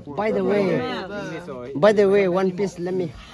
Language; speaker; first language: English; non-native, learner; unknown